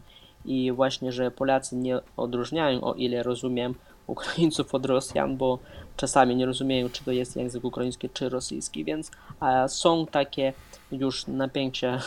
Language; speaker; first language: Polish; non-native, fluent; Russian